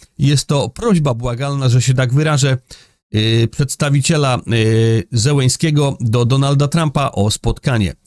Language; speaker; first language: Polish; native; Polish